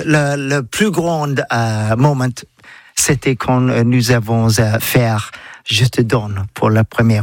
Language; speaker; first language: French; non-native, learner; English